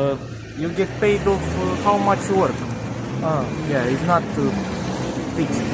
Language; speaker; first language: English; non-native, fluent; Romanian